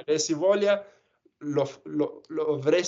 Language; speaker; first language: Italian; non-native, fluent; English